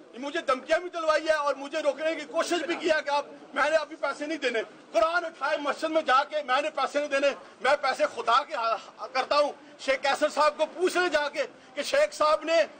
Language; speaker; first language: Urdu; non-native, local second language; Punjabi